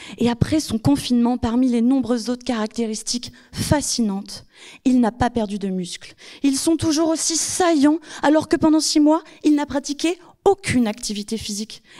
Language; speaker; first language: French; native; French